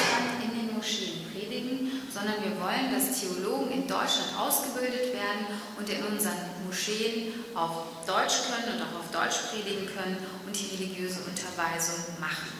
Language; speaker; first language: German; early bilingual, other home language; Turkish